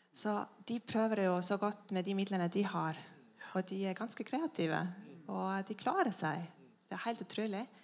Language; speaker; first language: Norwegian; non-native, fluent; Estonian